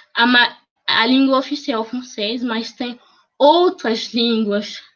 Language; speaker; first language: Portuguese; non-native, fluent; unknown